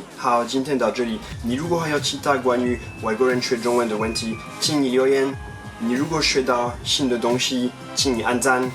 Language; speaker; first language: Chinese; non-native, fluent; French